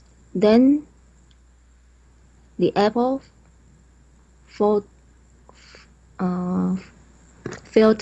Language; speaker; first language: English; non-native, learner; Chinese